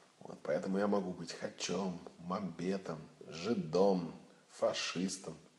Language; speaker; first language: Russian; native; Russian